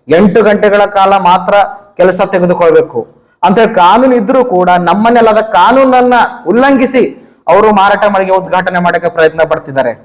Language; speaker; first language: Kannada; native; Kannada